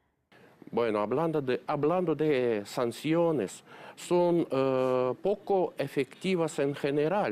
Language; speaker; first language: Spanish; non-native, fluent; Russian